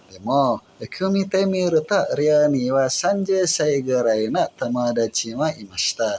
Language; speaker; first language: Japanese; non-native, learner; Indonesian